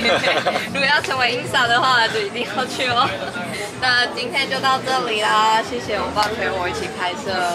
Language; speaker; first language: Chinese; native; Chinese